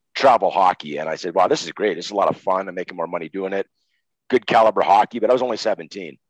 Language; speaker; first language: English; native; English